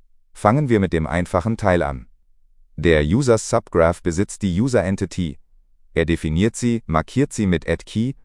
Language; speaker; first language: German; native; German